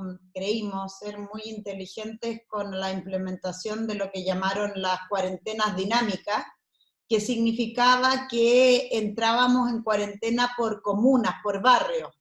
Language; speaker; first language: Spanish; native; Spanish